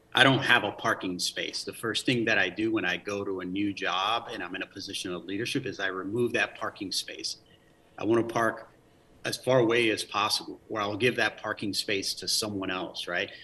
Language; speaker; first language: English; early bilingual, other home language; Spanish